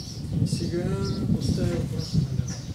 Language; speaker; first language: Bulgarian; non-native, learner; Russian